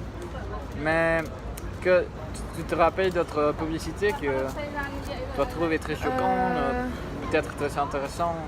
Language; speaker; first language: French; non-native, learner; Spanish